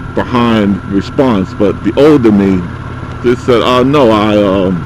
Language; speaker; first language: English; native; English